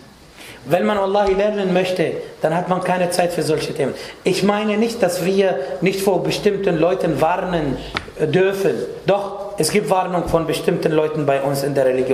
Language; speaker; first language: German; non-native, fluent; Arabic